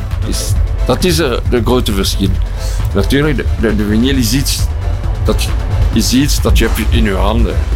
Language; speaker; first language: Dutch; non-native, local second language; French